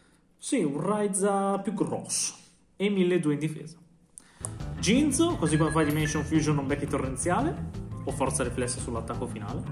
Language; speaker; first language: Italian; native; Italian